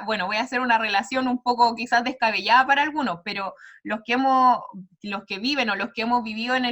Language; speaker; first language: Spanish; native; Spanish